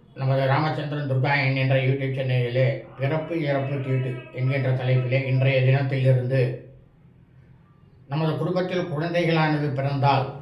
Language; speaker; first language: Tamil; native; Tamil